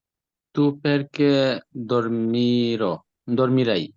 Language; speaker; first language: Italian; non-native, learner; Bangla